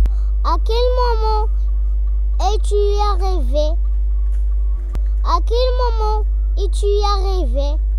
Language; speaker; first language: French; non-native, local second language; Arabic